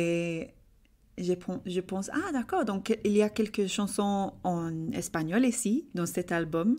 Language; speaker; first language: French; non-native, learner; English